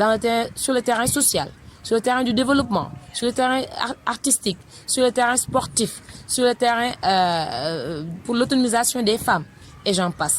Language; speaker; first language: French; non-native, local second language; Wolof